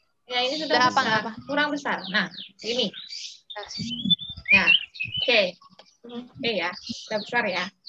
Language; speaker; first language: Indonesian; non-native, local second language; Balinese